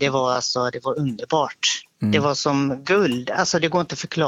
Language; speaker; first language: Swedish; native; Swedish